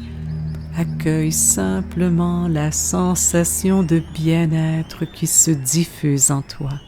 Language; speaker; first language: French; native; French